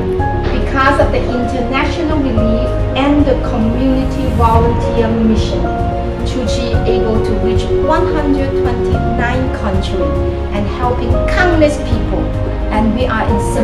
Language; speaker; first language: English; non-native, learner; Chinese